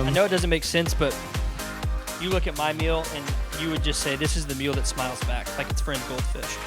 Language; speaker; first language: English; native; English